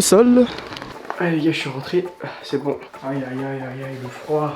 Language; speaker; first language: French; native; French